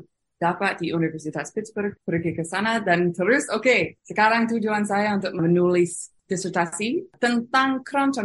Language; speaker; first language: Indonesian; non-native, fluent; English